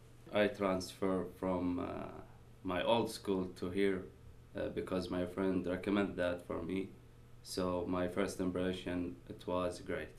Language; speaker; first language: English; non-native, learner; Arabic